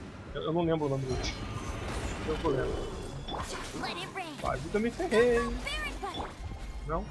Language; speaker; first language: Portuguese; native; Portuguese